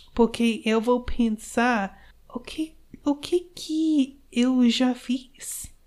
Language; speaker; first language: Portuguese; non-native, fluent; English